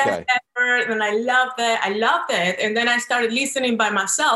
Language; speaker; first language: English; non-native, fluent; Spanish